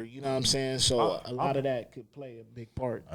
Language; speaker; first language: English; native; English